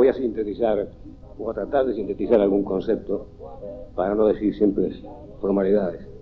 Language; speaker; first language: Spanish; native; Spanish